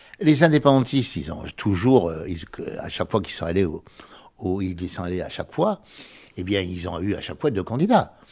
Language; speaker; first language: French; native; French